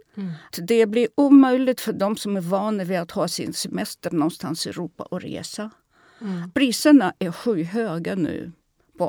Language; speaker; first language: Swedish; non-native, fluent; Russian